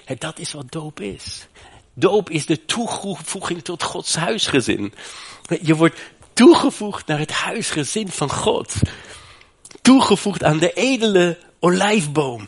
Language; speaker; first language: Dutch; non-native, fluent; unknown